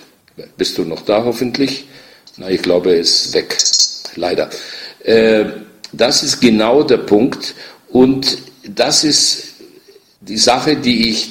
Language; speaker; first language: German; native; German